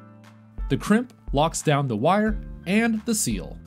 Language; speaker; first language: English; native; English